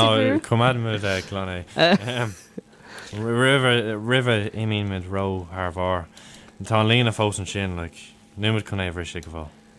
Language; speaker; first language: Irish; non-native, local second language; English